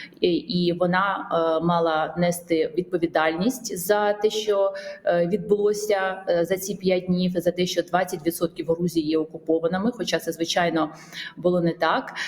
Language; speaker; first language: Ukrainian; non-native, fluent; Georgian